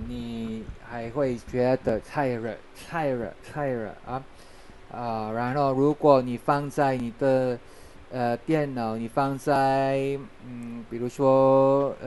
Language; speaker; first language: Chinese; non-native, fluent; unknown